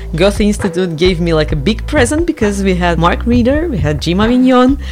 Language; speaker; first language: English; non-native, fluent; Russian